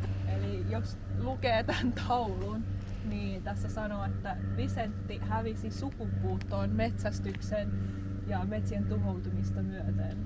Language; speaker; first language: Finnish; native; Finnish